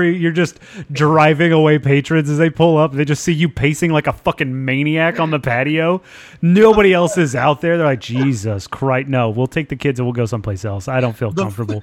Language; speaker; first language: English; native; English